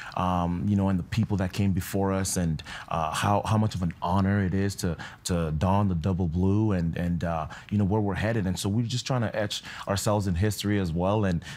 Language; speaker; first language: English; non-native, fluent; French